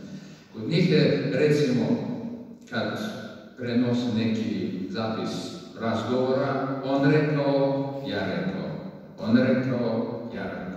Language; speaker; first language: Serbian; non-native, fluent; Russian